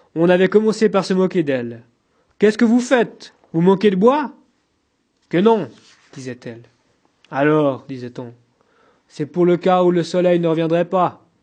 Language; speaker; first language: French; native; French